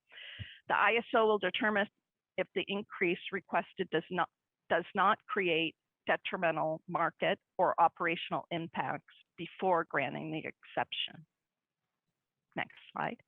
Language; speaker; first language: English; native; English